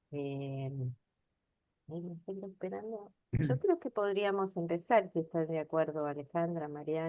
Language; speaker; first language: Spanish; native; Spanish